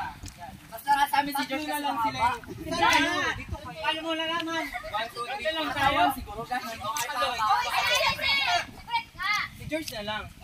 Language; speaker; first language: Filipino; non-native, local second language; Cebuano